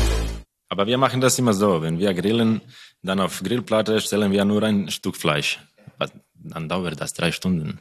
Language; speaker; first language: German; non-native, learner; Croatian